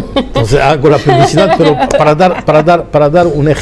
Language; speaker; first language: Spanish; non-native, fluent; Arabic